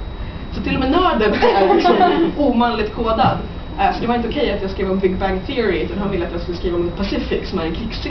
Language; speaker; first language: Swedish; native; Swedish